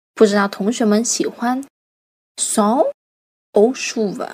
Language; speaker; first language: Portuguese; non-native, fluent; Chinese